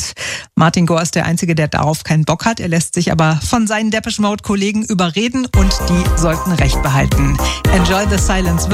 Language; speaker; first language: German; native; German